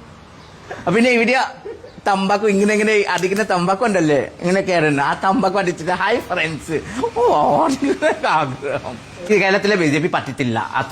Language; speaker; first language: Malayalam; non-native, fluent; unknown